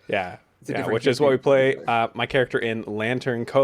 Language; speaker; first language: English; native; English